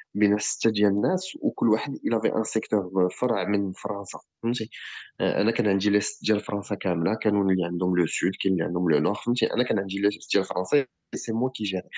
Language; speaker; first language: French; non-native, local second language; Arabic